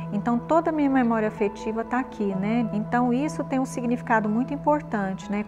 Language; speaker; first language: Portuguese; native; Portuguese